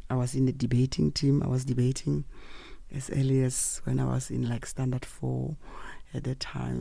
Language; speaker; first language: English; non-native, local second language; Tswana